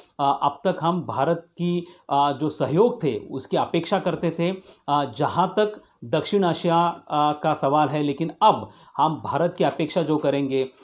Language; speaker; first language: Hindi; non-native, local second language; Marathi